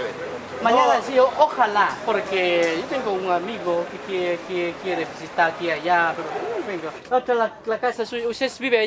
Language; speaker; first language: Spanish; non-native, fluent; Vietnamese